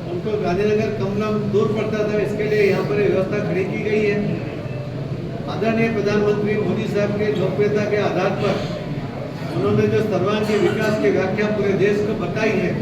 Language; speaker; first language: Hindi; non-native, local second language; Gujarati